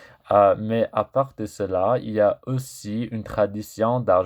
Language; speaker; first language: French; non-native, fluent; English